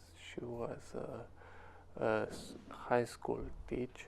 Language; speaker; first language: English; non-native, learner; Romanian